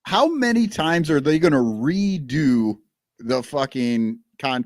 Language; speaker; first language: English; native; English